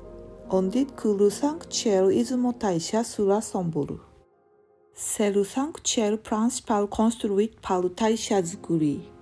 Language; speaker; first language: French; non-native, learner; Japanese